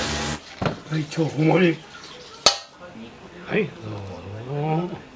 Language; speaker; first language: Japanese; native; Japanese